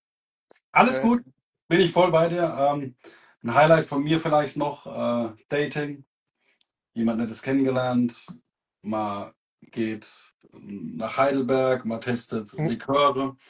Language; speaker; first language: German; native; German